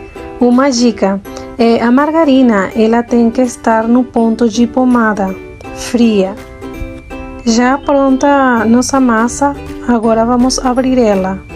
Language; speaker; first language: Portuguese; non-native, fluent; Spanish